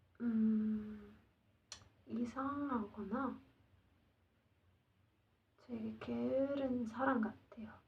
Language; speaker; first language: Korean; non-native, learner; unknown